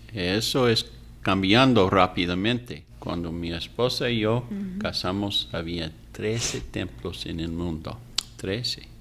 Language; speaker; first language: Spanish; non-native, fluent; English